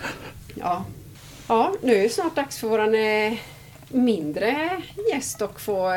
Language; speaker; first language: Swedish; native; Swedish